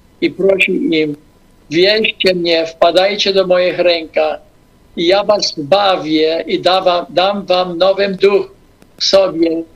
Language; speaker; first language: Polish; early bilingual, heritage; English